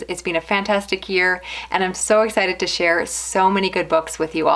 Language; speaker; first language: English; native; English